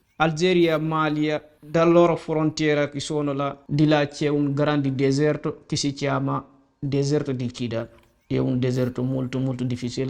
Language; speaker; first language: Italian; non-native, learner; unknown